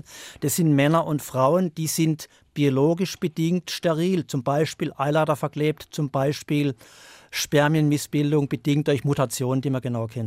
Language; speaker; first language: German; native; German